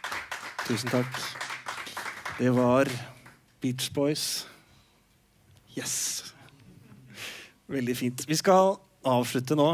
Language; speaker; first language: Norwegian; native; Norwegian